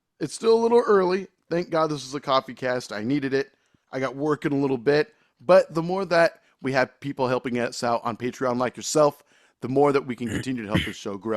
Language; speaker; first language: English; native; English